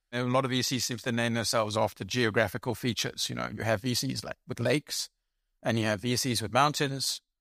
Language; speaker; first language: English; native; English